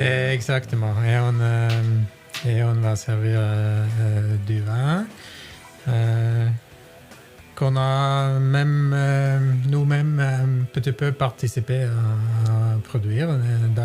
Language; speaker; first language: French; non-native, fluent; Norwegian